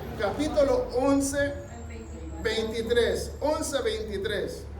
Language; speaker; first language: Spanish; native; Spanish